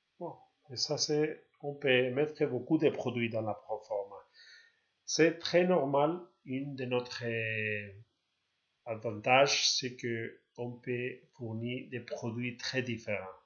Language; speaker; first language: French; non-native, learner; Spanish